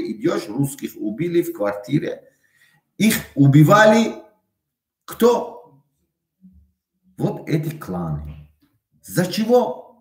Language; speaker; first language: Russian; non-native, fluent; Tajik